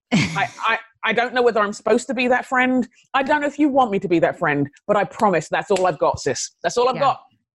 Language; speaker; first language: English; native; English